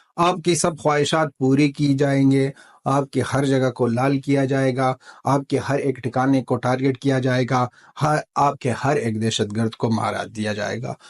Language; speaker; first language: Hindi; non-native, fluent; Pashto